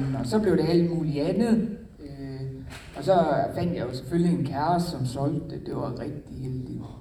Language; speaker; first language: Danish; native; Danish